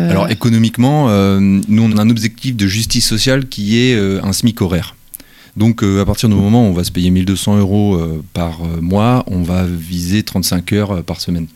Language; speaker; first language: French; native; French